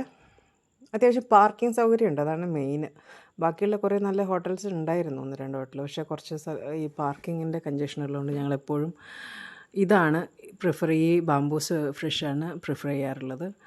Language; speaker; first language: Malayalam; native; Malayalam